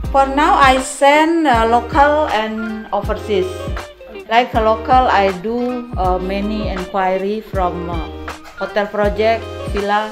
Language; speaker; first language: English; non-native, learner; Indonesian